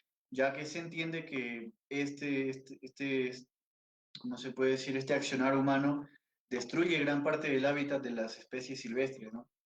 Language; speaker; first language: Spanish; native; Spanish